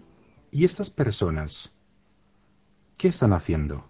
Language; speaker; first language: Spanish; non-native, fluent; Finnish